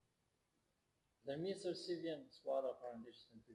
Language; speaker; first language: Albanian; native; Albanian